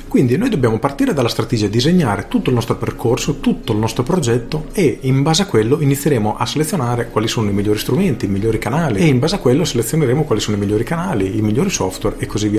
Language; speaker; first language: Italian; native; Italian